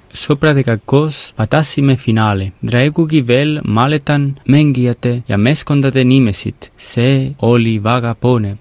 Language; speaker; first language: Estonian; non-native, fluent; Spanish